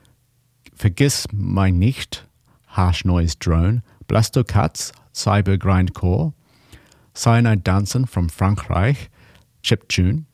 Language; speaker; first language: German; non-native, learner; English